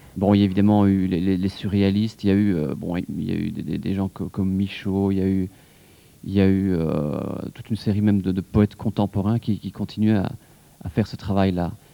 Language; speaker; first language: French; native; French